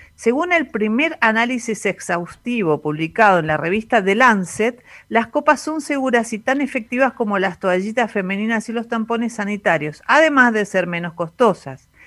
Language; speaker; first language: Spanish; native; Spanish